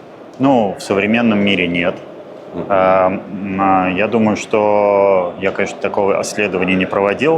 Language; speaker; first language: Russian; native; Russian